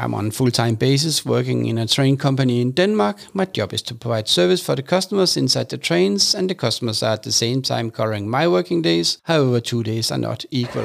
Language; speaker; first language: English; non-native, fluent; Danish